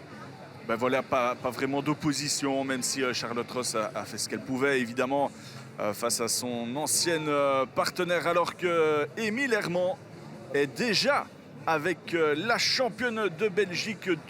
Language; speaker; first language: French; native; French